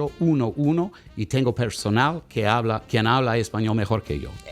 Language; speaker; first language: Spanish; non-native, learner; English